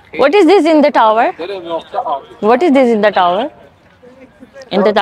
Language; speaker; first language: English; non-native, learner; Hindi